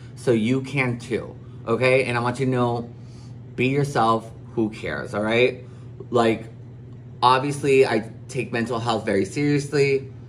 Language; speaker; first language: English; early bilingual, other home language; Spanish